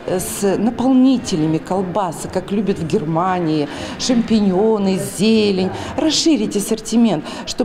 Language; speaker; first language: Russian; native; Russian